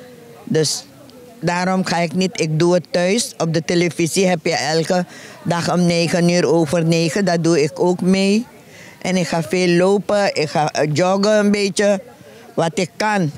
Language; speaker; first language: Dutch; non-native, fluent; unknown